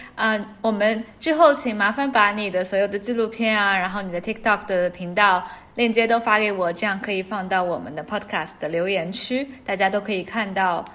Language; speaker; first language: Chinese; native; Chinese